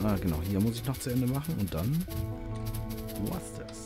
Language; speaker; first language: German; native; German